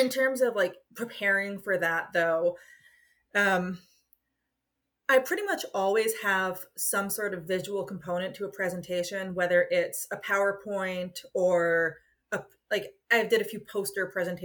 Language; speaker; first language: English; native; English